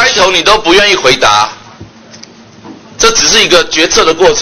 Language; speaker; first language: Chinese; native; Chinese